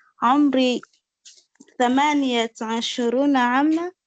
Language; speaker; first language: Arabic; non-native, learner; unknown